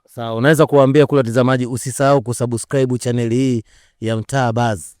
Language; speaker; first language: Swahili; native; Swahili